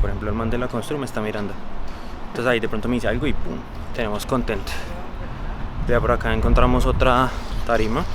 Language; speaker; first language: Spanish; native; Spanish